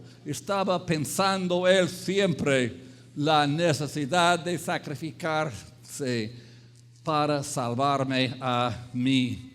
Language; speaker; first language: Spanish; non-native, fluent; English